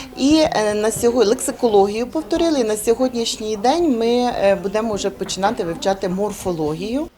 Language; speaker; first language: Ukrainian; native; Ukrainian